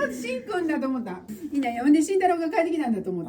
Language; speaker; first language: Japanese; native; Japanese